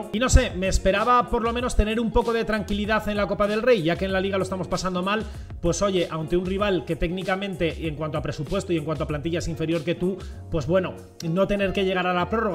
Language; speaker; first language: Spanish; native; Spanish